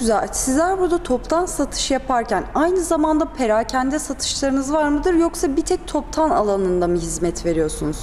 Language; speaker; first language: Turkish; native; Turkish